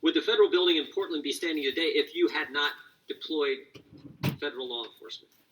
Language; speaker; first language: English; native; English